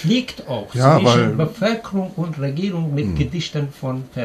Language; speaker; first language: German; non-native, learner; Persian